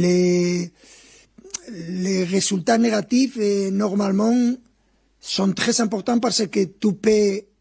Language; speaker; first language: French; non-native, fluent; Spanish